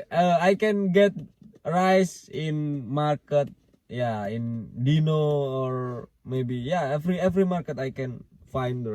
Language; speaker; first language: English; non-native, learner; Indonesian